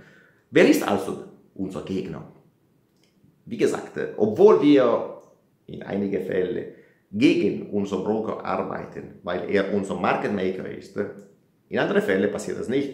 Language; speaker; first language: German; non-native, fluent; Italian